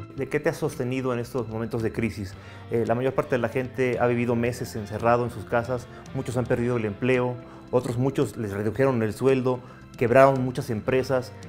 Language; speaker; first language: Spanish; native; Spanish